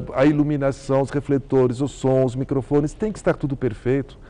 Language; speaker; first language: Portuguese; early bilingual, heritage; Arabic